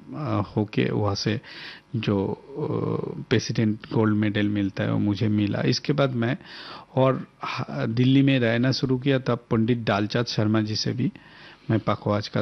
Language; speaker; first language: Hindi; non-native, local second language; Bangla